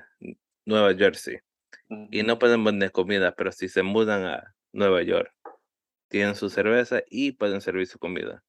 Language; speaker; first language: Spanish; early bilingual, heritage; Spanish